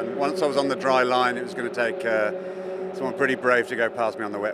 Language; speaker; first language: English; native; English